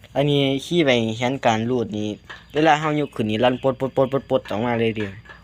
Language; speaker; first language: Thai; native; Thai